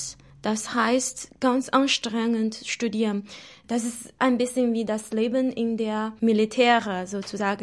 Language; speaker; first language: German; non-native, learner; Chinese